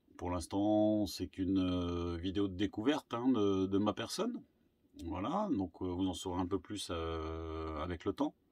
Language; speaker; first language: French; native; French